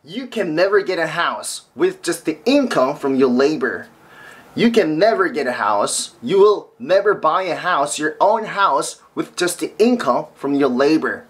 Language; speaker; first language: English; non-native, fluent; Korean